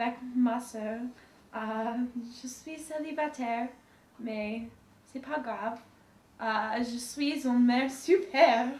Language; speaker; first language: French; non-native, learner; English